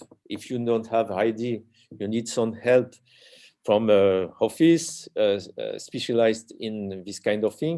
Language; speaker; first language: English; non-native, learner; French